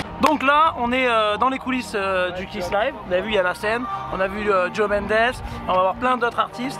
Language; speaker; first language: French; native; French